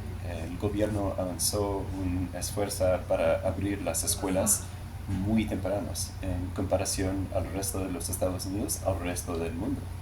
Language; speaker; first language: Spanish; non-native, learner; English